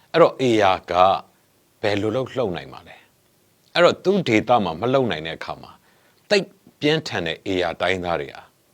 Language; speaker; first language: Burmese; native; Burmese